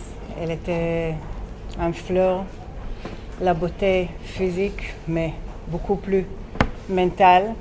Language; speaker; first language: French; non-native, fluent; Hebrew